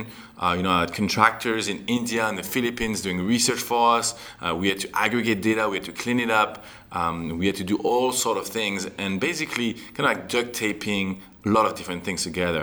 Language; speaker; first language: English; non-native, fluent; French